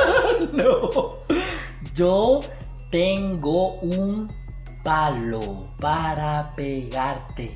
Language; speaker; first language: Spanish; native; Spanish